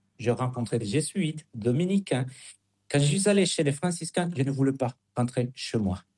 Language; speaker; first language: French; non-native, fluent; Spanish